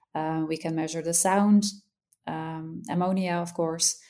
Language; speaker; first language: English; non-native, fluent; Dutch